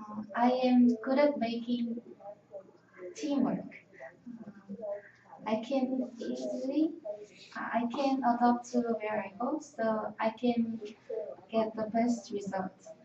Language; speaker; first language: English; non-native, learner; Korean